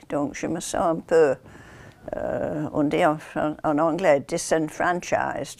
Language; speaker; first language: French; non-native, fluent; English